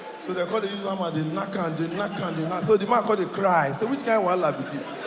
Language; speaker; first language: Nigerian Pidgin; native; Nigerian Pidgin